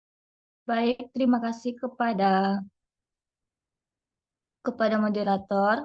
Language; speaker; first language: Indonesian; native; Indonesian